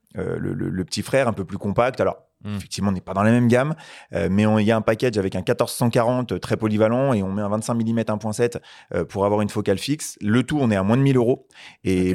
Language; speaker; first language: French; native; French